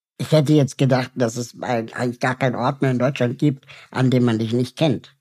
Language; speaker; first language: German; native; German